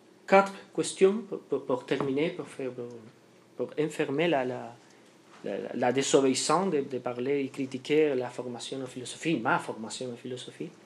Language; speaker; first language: French; non-native, fluent; Spanish